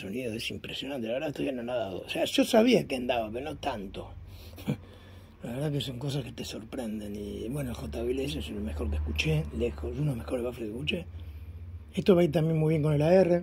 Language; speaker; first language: Spanish; native; Spanish